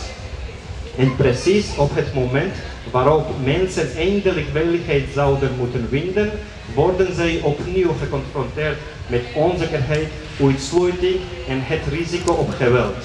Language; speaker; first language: Dutch; non-native, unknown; Georgian